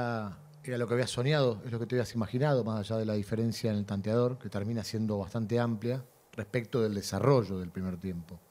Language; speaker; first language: Spanish; native; Spanish